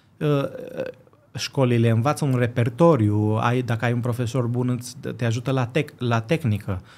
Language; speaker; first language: Romanian; early bilingual, heritage; Romanian